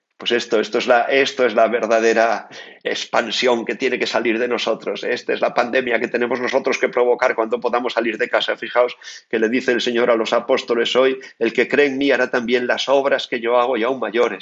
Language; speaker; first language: Spanish; native; Spanish